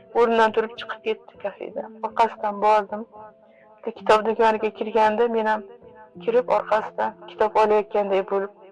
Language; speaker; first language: Uzbek; native; Uzbek